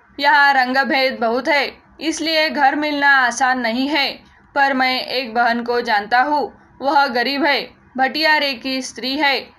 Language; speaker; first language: Hindi; non-native, local second language; Marathi